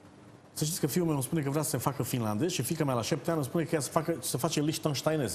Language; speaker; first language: Romanian; native; Romanian